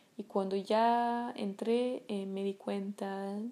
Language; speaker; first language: Spanish; non-native, fluent; French